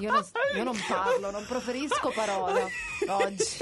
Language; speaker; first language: Italian; native; Italian